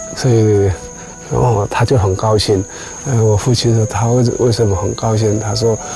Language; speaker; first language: Chinese; non-native, local second language; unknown